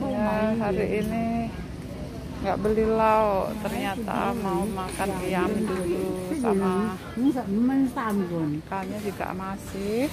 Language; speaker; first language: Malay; non-native, local second language; Javanese